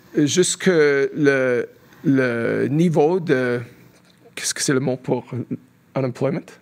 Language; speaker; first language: French; non-native, learner; English